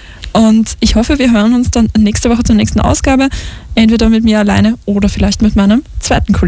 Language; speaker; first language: German; native; German